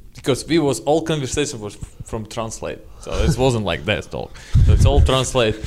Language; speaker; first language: English; non-native, learner; Russian